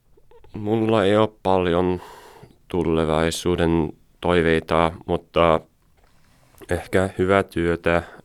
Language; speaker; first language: Finnish; non-native, learner; English